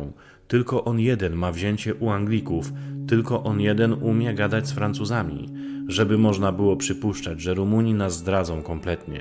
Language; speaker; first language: Polish; native; Polish